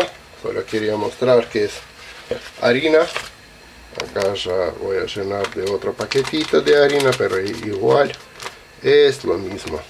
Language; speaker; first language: Spanish; non-native, learner; Russian